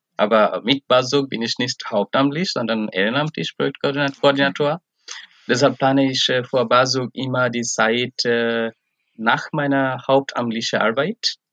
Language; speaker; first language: German; non-native, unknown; Bangla